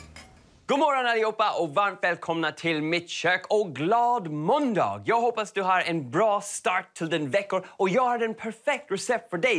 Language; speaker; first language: Swedish; non-native, learner; English